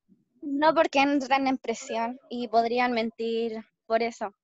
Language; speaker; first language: Spanish; native; Spanish